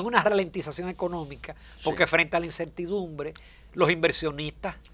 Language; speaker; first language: Spanish; native; Spanish